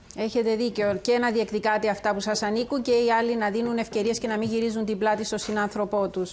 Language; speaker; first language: Greek; native; Greek